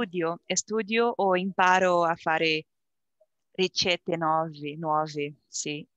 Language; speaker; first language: Italian; non-native, learner; Portuguese